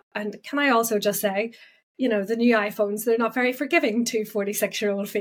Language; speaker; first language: English; native; English